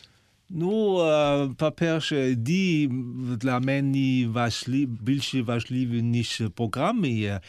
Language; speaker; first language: Ukrainian; non-native, fluent; German